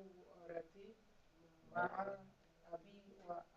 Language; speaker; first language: Arabic; non-native, learner; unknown